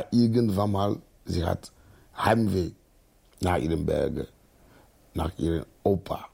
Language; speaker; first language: German; non-native, fluent; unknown